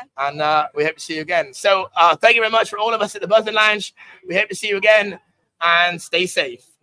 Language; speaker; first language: English; native; English